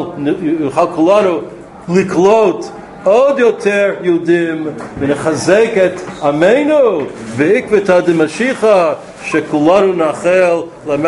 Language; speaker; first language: Hebrew; non-native, fluent; English